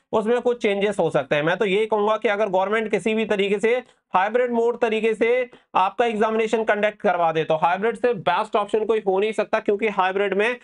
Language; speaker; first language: Hindi; native; Hindi